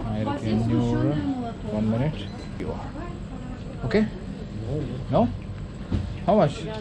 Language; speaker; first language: English; non-native, local second language; Malayalam